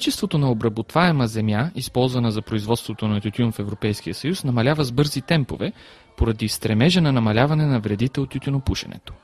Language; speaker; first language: Bulgarian; native; Bulgarian